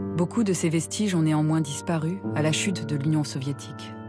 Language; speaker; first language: French; non-native, fluent; Russian